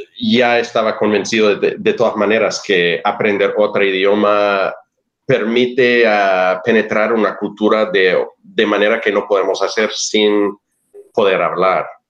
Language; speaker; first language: Spanish; non-native, fluent; English